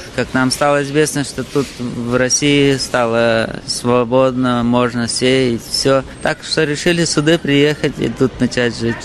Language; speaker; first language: Russian; early bilingual, heritage; Spanish